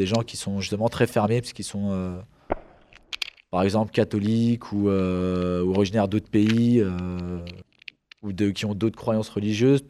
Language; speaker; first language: French; early bilingual, other home language; Kabyle